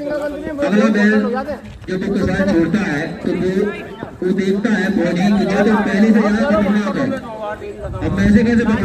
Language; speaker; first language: Hindi; native; Hindi